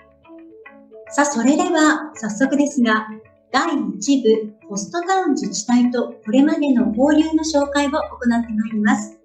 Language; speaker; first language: Japanese; native; Japanese